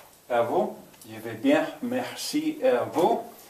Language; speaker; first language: French; non-native, learner; English